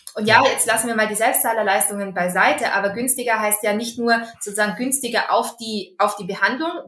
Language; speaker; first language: German; early bilingual, other home language; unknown